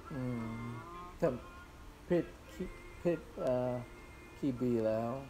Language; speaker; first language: Thai; non-native, learner; English